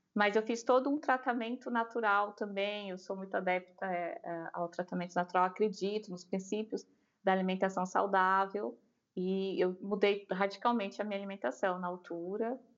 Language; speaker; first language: Portuguese; native; Portuguese